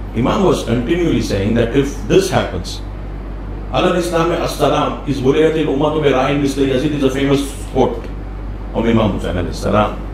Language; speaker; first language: English; non-native, local second language; Urdu